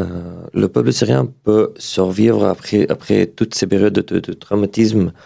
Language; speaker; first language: French; non-native, fluent; Arabic